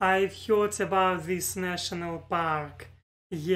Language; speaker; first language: English; non-native, learner; Russian